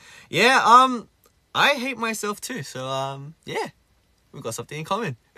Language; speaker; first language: English; early bilingual, other home language; Korean